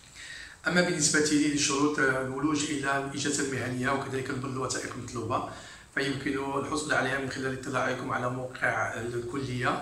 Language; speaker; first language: Arabic; native; Arabic